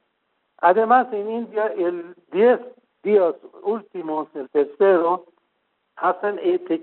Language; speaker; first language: Spanish; non-native, fluent; Persian